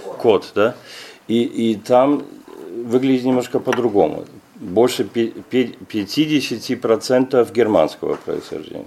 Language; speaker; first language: Russian; non-native, fluent; German